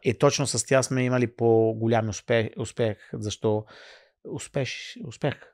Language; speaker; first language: Bulgarian; non-native, fluent; Italian